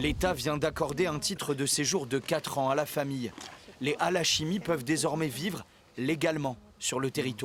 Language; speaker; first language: French; native; French